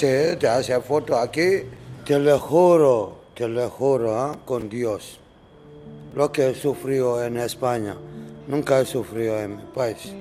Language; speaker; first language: Spanish; non-native, learner; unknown